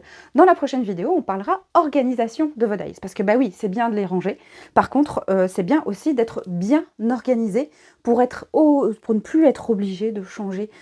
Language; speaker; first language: French; native; French